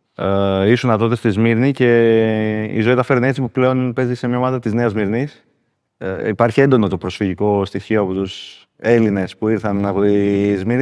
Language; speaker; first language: Greek; native; Greek